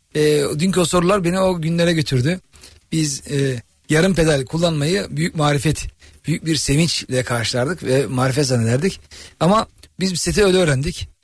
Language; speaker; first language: Turkish; native; Turkish